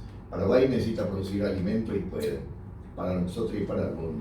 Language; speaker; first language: Spanish; native; Spanish